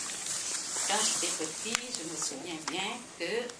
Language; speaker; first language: French; non-native, fluent; Khmer